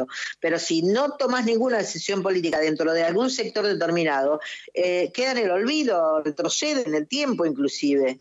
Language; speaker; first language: Spanish; native; Spanish